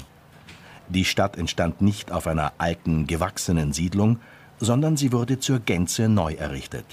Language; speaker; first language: German; native; German